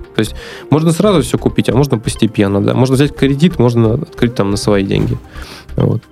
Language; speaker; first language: Russian; native; Russian